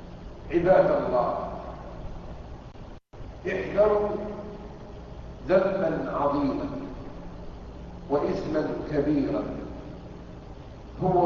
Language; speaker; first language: Arabic; native; Arabic